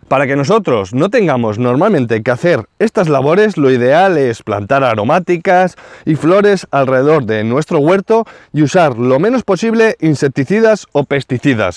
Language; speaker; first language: Spanish; native; Spanish